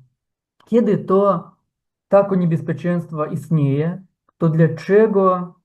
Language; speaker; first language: Polish; non-native, fluent; Ukrainian